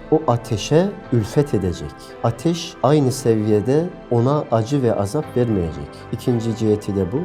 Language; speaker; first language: Turkish; native; Turkish